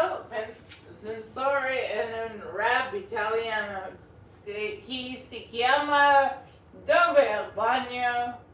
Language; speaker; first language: Italian; non-native, learner; English